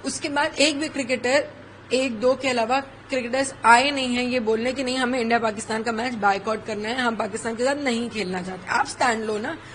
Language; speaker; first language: Hindi; native; Hindi